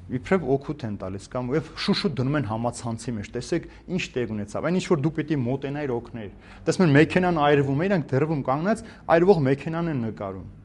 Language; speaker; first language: Armenian; native; Armenian